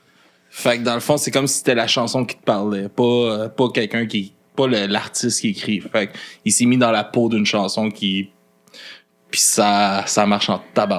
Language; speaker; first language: French; native; French